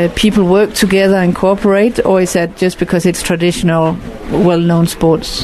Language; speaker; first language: English; non-native, fluent; Danish